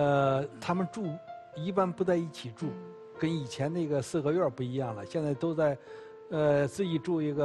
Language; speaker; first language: Chinese; native; Chinese